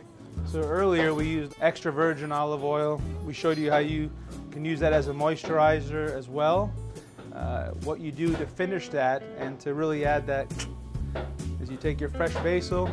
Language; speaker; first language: English; native; English